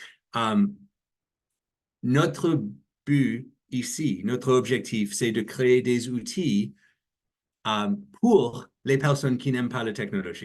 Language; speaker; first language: French; non-native, learner; English